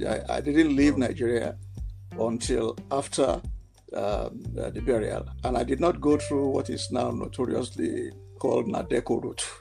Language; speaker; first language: English; non-native, local second language; Yoruba